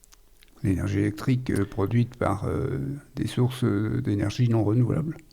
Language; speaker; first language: French; native; French